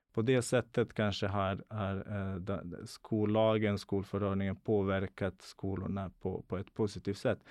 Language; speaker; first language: Swedish; non-native, fluent; Bosnian